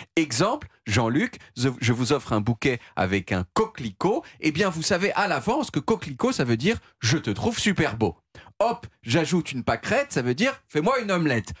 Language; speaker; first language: French; native; French